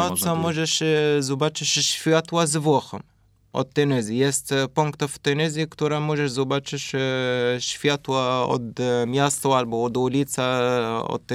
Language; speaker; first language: Polish; non-native, learner; Arabic